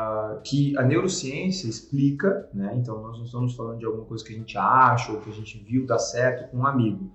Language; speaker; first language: Portuguese; native; Portuguese